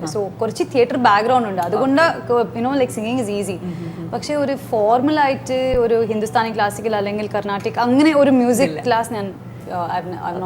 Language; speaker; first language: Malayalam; non-native, learner; Kannada